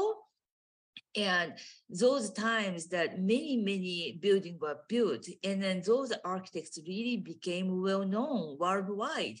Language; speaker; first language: English; non-native, fluent; Japanese